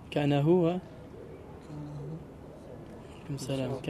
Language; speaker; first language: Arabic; non-native, fluent; French